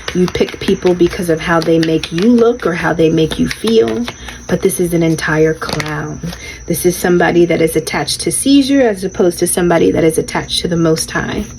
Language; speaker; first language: English; native; English